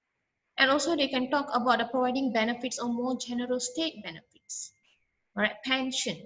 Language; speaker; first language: English; non-native, local second language; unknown